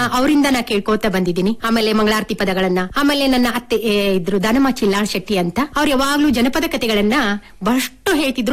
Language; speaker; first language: Kannada; native; Kannada